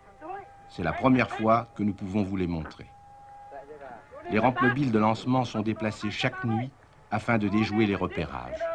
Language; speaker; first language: French; native; French